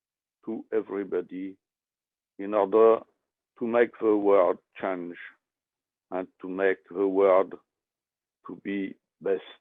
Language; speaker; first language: English; non-native, learner; French